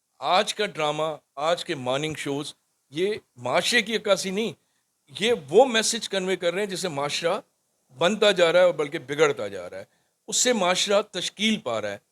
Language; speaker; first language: Urdu; non-native, local second language; Sindhi